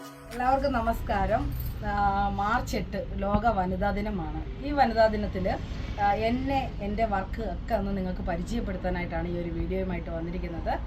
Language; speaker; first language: Malayalam; native; Malayalam